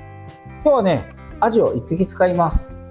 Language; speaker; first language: Japanese; native; Japanese